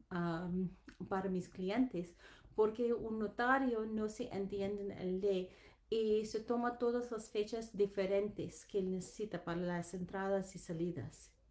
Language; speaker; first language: Spanish; non-native, learner; English